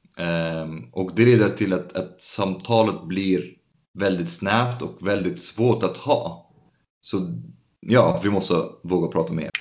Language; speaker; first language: Swedish; non-native, fluent; Arabic